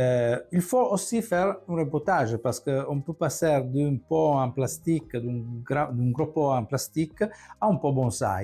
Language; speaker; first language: French; non-native, fluent; Italian